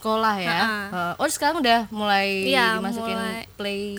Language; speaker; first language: Indonesian; native; Indonesian